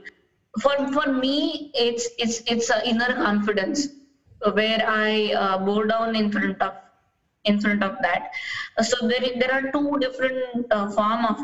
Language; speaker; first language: English; non-native, local second language; Marathi